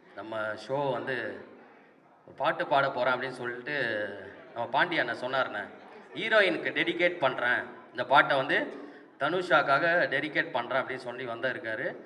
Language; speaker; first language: Tamil; native; Tamil